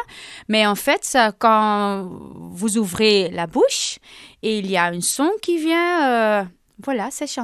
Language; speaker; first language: French; non-native, local second language; Dutch